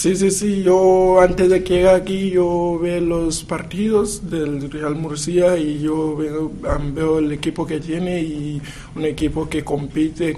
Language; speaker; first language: Spanish; non-native, learner; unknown